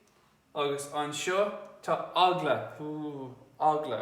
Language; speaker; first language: Irish; non-native, fluent; English